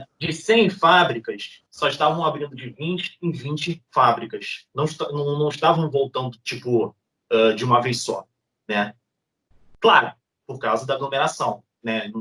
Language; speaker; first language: Portuguese; native; Portuguese